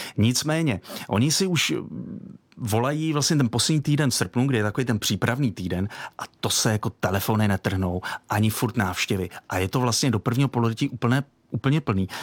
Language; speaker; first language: Czech; native; Czech